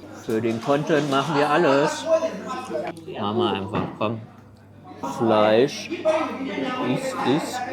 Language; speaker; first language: German; early bilingual, other home language; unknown